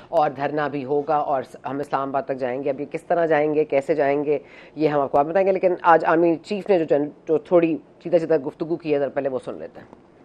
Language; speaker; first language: Urdu; native; Urdu